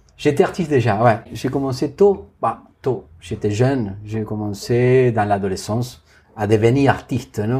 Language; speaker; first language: French; non-native, fluent; Spanish